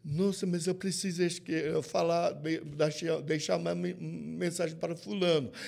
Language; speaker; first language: Portuguese; non-native, fluent; English